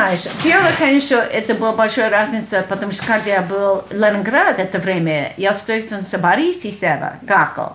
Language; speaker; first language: Russian; non-native, learner; English